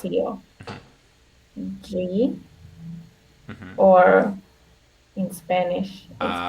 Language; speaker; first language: English; non-native, learner; Russian